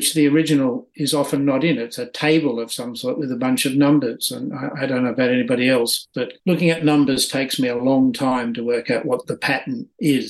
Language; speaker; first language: English; native; English